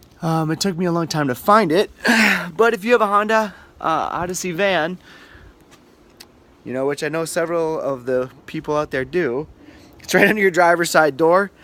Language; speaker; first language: English; native; English